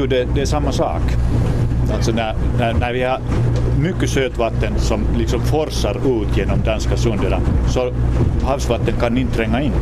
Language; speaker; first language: Swedish; non-native, local second language; Finnish